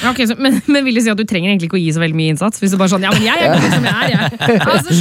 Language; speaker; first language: Norwegian; native; Norwegian